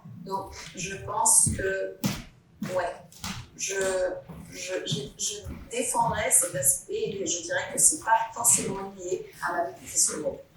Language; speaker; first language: French; non-native, fluent; Italian